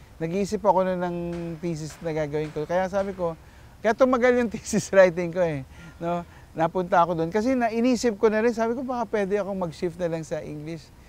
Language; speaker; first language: Filipino; native; Filipino